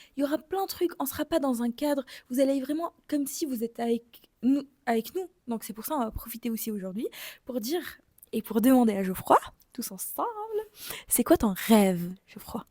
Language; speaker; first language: French; native; French